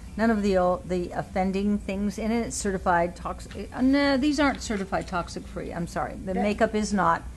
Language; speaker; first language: English; native; English